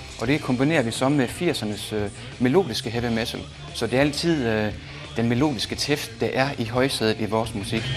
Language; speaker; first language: Danish; native; Danish